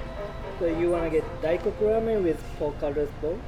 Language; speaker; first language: English; non-native, learner; Japanese